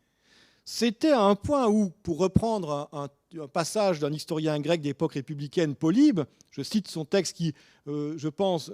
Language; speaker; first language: French; native; French